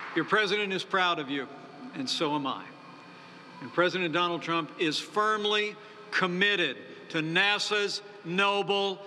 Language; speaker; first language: English; native; English